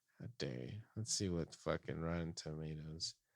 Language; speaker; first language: English; native; English